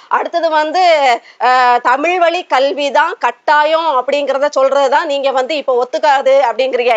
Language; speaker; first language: Tamil; native; Tamil